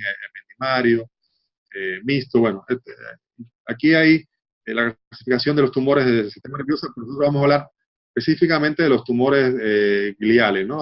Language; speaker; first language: Spanish; native; Spanish